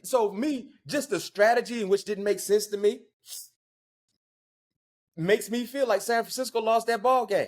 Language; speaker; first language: English; native; English